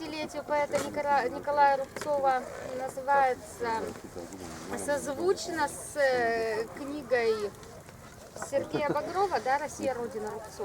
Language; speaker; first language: Russian; native; Russian